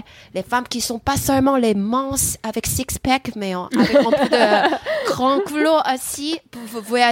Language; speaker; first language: French; non-native, fluent; Korean